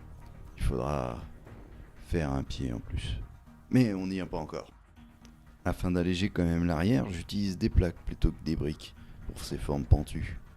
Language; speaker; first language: French; native; French